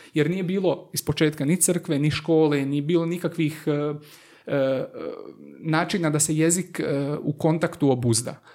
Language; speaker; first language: Croatian; native; Croatian